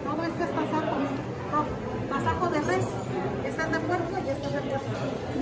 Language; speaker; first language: Spanish; native; Spanish